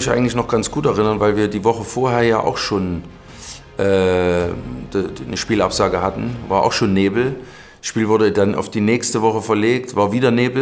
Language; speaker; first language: German; native; German